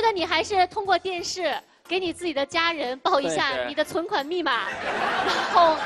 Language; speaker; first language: Chinese; native; Chinese